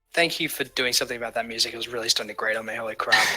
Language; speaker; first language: English; native; English